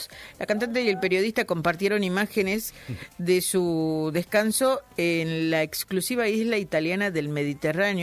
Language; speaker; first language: Spanish; native; Spanish